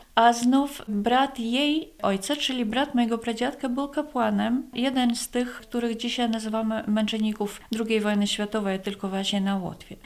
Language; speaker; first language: Polish; non-native, fluent; Latvian